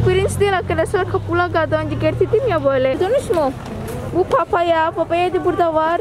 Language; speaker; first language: Turkish; non-native, learner; Javanese